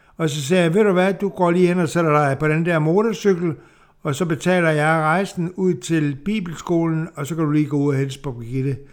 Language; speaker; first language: Danish; native; Danish